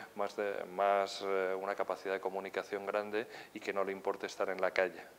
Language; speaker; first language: Spanish; native; Spanish